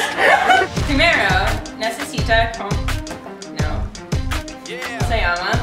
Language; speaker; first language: Spanish; non-native, learner; English